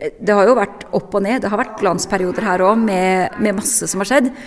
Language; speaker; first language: Norwegian; native; Norwegian